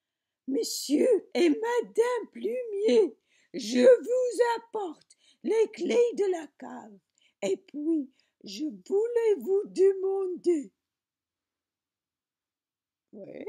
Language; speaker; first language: French; non-native, learner; English